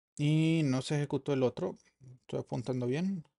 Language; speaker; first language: Spanish; native; Spanish